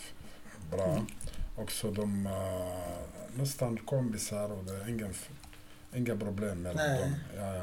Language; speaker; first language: Swedish; non-native, fluent; Arabic